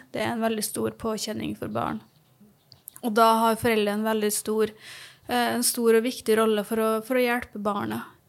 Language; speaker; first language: Norwegian; native; Norwegian